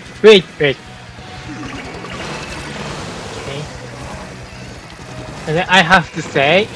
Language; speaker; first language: English; non-native, learner; Japanese